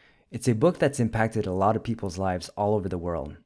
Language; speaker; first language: English; native; English